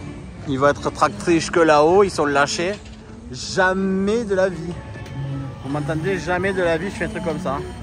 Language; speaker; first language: French; native; French